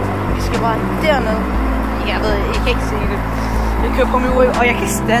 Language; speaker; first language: Danish; non-native, local second language; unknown